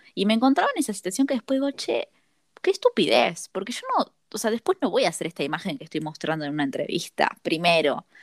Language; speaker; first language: Spanish; native; Spanish